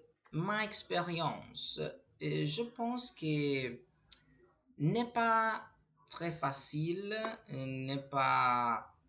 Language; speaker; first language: French; non-native, learner; Spanish